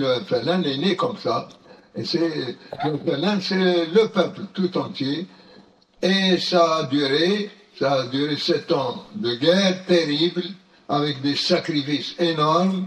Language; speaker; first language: French; non-native, local second language; Arabic